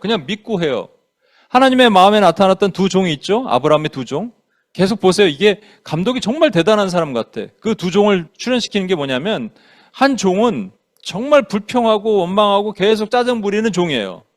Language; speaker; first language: Korean; native; Korean